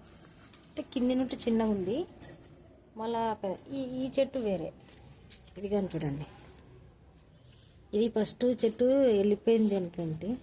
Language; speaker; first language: Telugu; native; Telugu